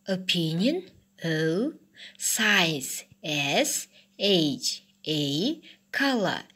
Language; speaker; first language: English; non-native, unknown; Kazakh